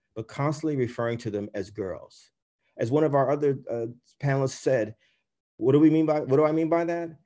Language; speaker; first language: English; native; English